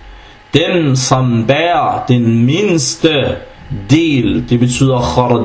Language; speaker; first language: Danish; non-native, fluent; Arabic